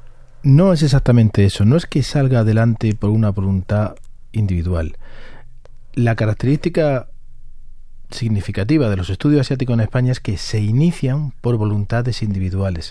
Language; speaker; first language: Spanish; native; Spanish